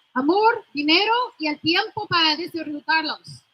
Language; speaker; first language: Spanish; non-native, fluent; English